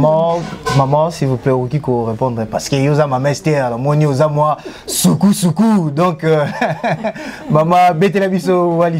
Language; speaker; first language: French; non-native, local second language; Lingala